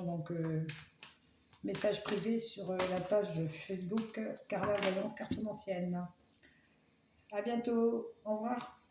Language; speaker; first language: French; native; French